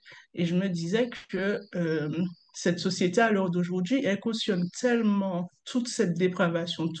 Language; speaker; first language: French; native; French